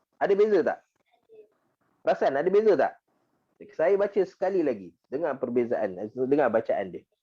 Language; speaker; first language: Malay; native; Malay